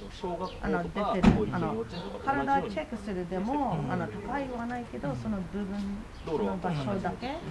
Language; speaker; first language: Japanese; non-native, learner; English